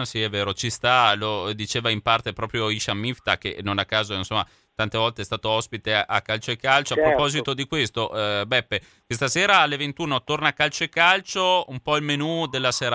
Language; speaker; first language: Italian; native; Italian